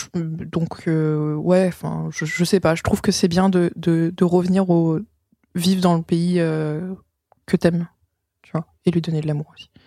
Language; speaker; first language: French; native; French